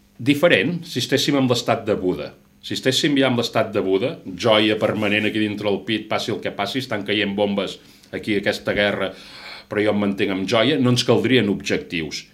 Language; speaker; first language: Catalan; native; Catalan